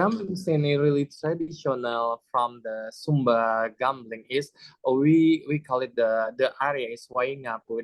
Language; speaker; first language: English; non-native, learner; Indonesian